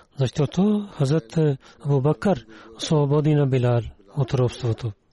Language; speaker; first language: Bulgarian; non-native, learner; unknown